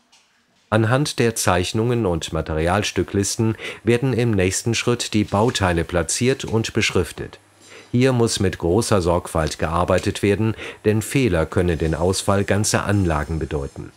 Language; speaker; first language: German; native; German